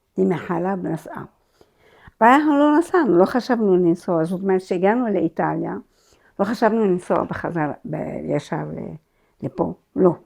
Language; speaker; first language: Hebrew; non-native, fluent; Arabic